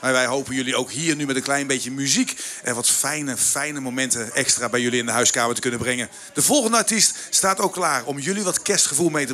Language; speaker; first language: Dutch; native; Dutch